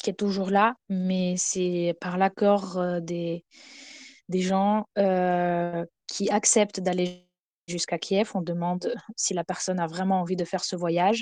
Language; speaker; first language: French; non-native, fluent; Ukrainian